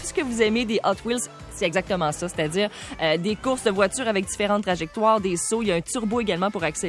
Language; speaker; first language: French; native; French